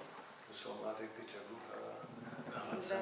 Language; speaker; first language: French; non-native, fluent; Portuguese